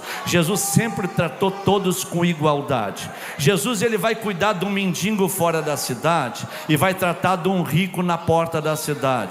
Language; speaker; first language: Portuguese; native; Portuguese